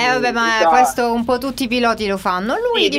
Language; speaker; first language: Italian; native; Italian